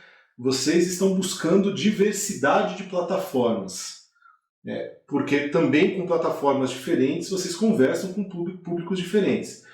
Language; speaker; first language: Portuguese; native; Portuguese